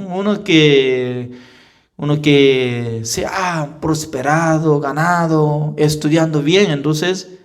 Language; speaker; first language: Spanish; non-native, fluent; Korean